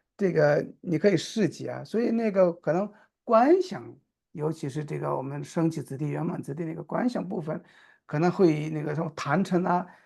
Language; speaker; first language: Chinese; non-native, local second language; Tibetan